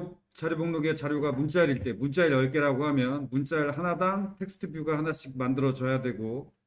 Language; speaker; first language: Korean; native; Korean